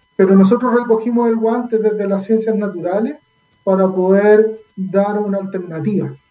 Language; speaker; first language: Spanish; native; Spanish